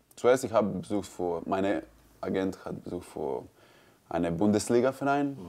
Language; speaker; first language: German; non-native, learner; Croatian